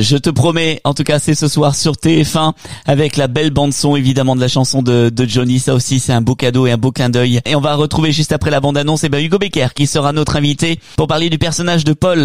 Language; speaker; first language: French; native; French